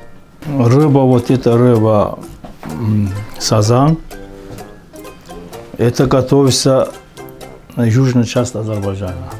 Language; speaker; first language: Russian; non-native, fluent; Azerbaijani